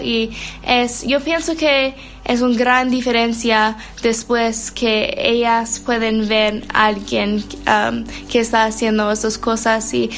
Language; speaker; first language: Spanish; non-native, learner; English